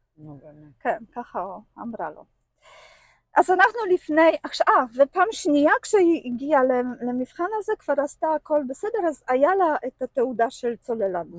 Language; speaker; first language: Hebrew; non-native, fluent; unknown